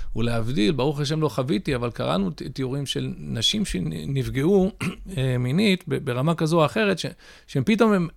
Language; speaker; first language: Hebrew; early bilingual, other home language; English